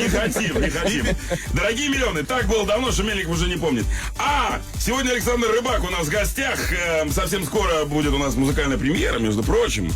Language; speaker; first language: Russian; native; Russian